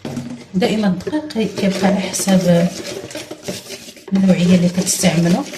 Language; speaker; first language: Arabic; native; Arabic